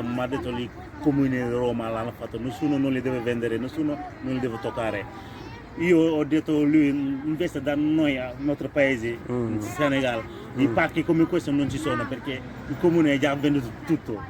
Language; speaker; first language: Italian; non-native, fluent; Wolof